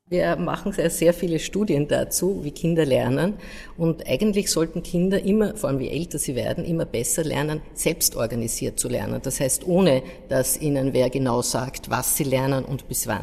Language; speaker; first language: German; native; German